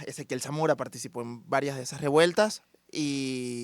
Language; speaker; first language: Spanish; native; Spanish